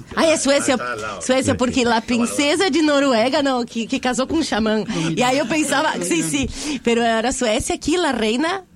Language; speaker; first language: Spanish; non-native, fluent; Portuguese